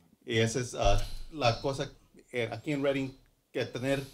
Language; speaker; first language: Spanish; early bilingual, heritage; English